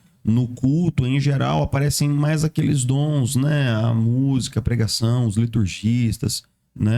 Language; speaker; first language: Portuguese; native; Portuguese